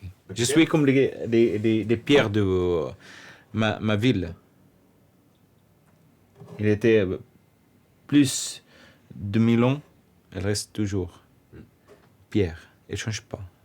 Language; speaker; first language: French; non-native, learner; Arabic